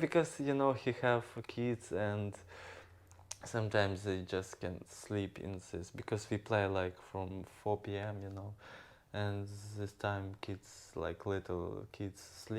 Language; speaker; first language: English; non-native, learner; Ukrainian